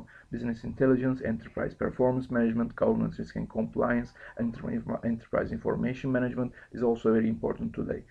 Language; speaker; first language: English; non-native, fluent; Turkish